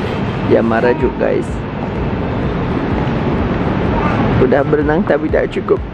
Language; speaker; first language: Indonesian; non-native, learner; Turkish